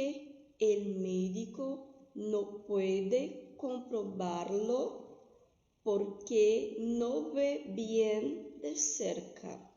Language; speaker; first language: Spanish; non-native, fluent; Portuguese